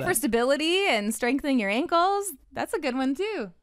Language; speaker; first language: English; native; English